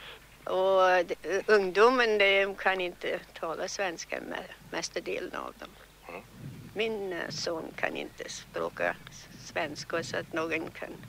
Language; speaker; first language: Swedish; early bilingual, heritage; Swedish